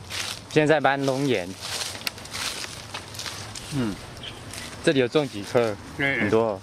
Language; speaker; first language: Chinese; early bilingual, heritage; Chinese